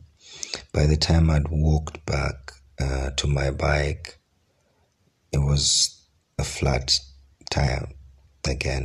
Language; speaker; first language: English; non-native, local second language; Ganda